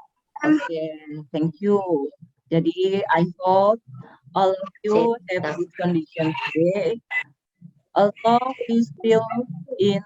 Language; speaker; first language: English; non-native, learner; Indonesian